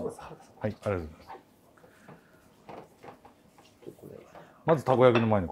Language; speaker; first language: Japanese; native; Japanese